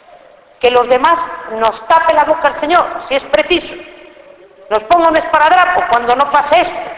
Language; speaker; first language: Spanish; native; Spanish